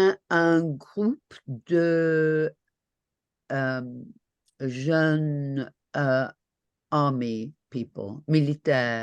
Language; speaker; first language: French; non-native, learner; English